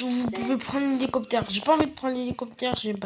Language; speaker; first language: French; native; French